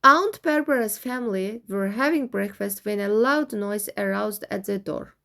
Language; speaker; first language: English; non-native, fluent; Azerbaijani